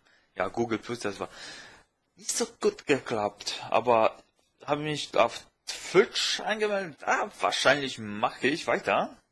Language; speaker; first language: German; non-native, fluent; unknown